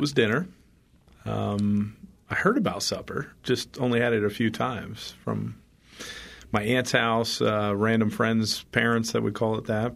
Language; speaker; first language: English; native; English